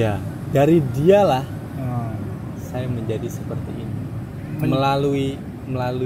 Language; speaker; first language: Indonesian; non-native, fluent; German